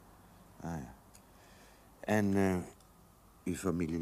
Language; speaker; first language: Dutch; native; Dutch